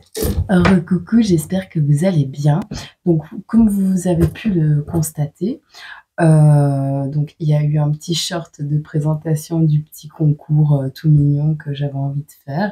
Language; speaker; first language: French; native; French